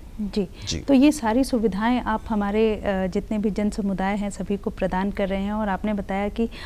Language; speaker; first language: Hindi; native; Hindi